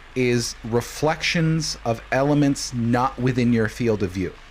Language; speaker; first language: English; native; English